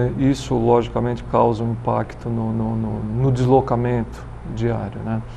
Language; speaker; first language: Portuguese; native; Portuguese